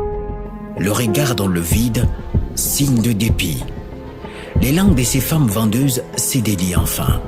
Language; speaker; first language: French; non-native, local second language; Swahili